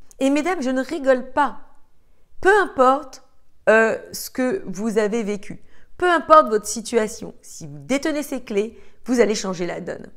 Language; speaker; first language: French; native; French